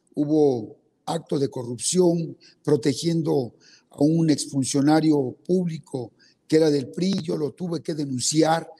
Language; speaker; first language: Spanish; non-native, local second language; Zapotec